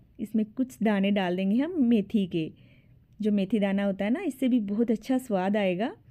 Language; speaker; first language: Hindi; native; Hindi